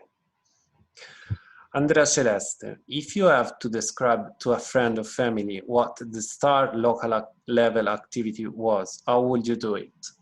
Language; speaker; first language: English; non-native, fluent; Italian